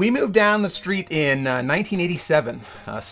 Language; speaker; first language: English; native; English